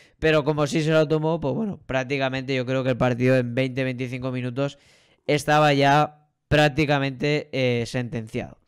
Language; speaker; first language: Spanish; native; Spanish